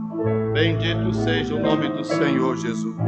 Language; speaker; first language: Portuguese; native; Portuguese